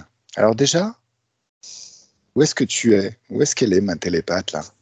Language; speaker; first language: French; native; French